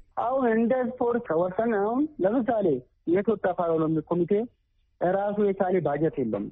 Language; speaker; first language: Amharic; native; Amharic